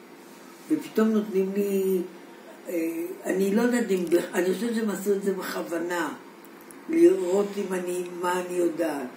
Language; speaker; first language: Hebrew; non-native, fluent; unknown